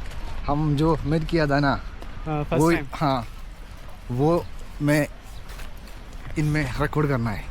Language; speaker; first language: Hindi; non-native, local second language; Malayalam